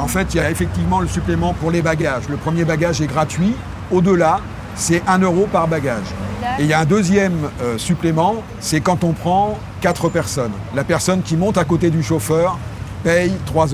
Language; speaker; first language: French; native; French